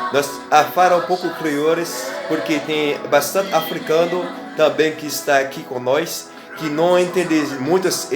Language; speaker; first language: Portuguese; non-native, learner; Haitian Creole